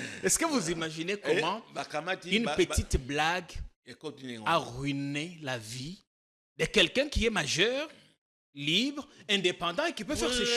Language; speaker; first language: French; non-native, local second language; Lingala